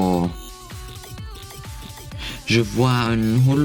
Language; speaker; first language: French; non-native, learner; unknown